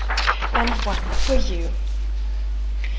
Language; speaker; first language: English; non-native, fluent; German